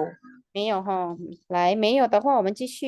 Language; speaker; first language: Chinese; non-native, fluent; Indonesian